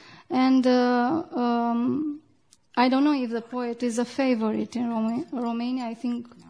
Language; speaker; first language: English; non-native, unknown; Romanian